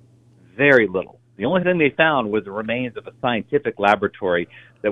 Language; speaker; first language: English; native; English